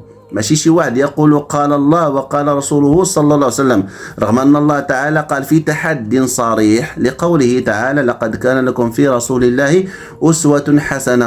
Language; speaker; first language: Arabic; native; Arabic